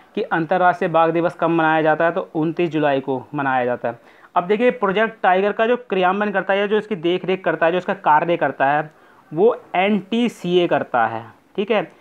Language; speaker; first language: Hindi; native; Hindi